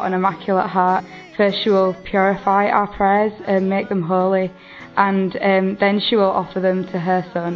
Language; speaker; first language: English; native; English